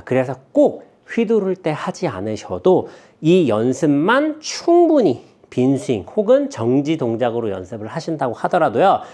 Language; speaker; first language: Korean; native; Korean